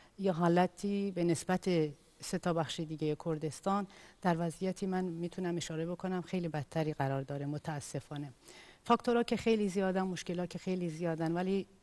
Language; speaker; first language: Persian; non-native, local second language; Kurdish